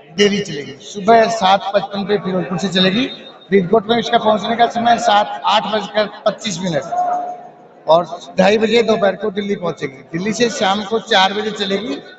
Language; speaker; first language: Hindi; non-native, local second language; Punjabi